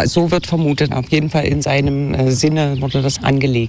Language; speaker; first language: German; native; German